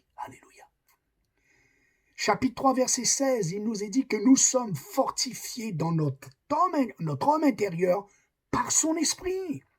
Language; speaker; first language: French; native; French